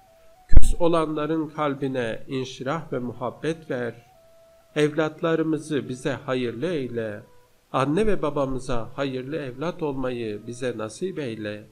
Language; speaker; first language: Turkish; native; Turkish